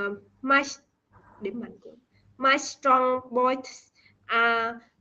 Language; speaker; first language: English; non-native, learner; Vietnamese